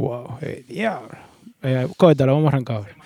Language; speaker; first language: Spanish; native; Spanish